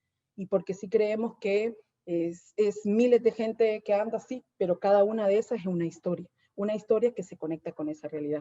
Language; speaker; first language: Spanish; native; Spanish